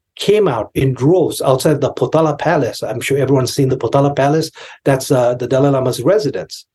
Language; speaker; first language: English; non-native, local second language; Tibetan